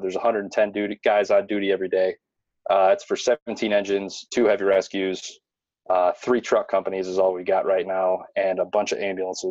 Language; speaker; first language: English; native; English